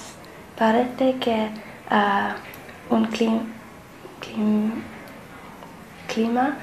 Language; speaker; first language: Spanish; non-native, learner; English